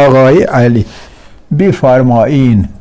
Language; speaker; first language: Persian; non-native, fluent; Urdu